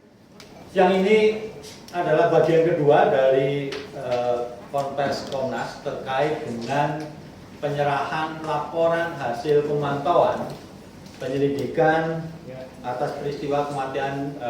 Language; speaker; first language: Indonesian; native; Indonesian